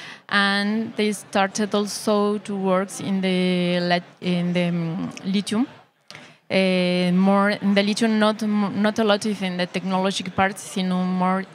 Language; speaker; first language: English; non-native, learner; Spanish